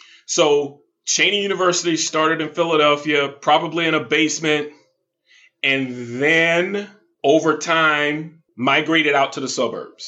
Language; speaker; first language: English; native; English